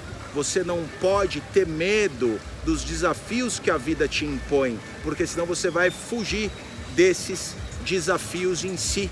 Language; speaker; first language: Portuguese; native; Portuguese